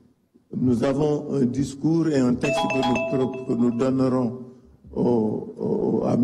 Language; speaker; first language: French; non-native, local second language; Wolof